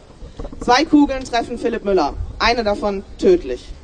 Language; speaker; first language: German; native; German